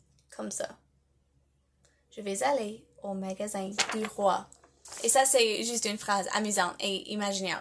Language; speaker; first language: French; non-native, learner; English